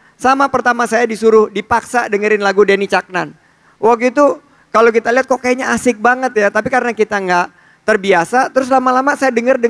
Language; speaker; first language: Indonesian; native; Indonesian